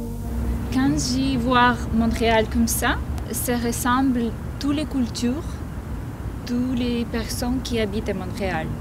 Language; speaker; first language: French; non-native, learner; Russian